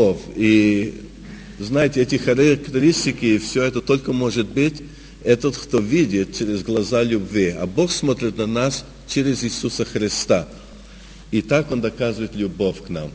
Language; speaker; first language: Russian; early bilingual, heritage; Russian